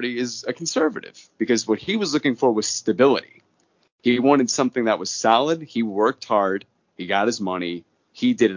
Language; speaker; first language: English; native; English